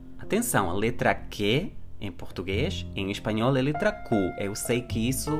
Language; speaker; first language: Portuguese; non-native, fluent; Spanish